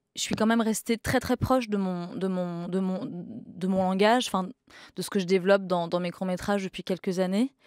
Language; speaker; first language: French; native; French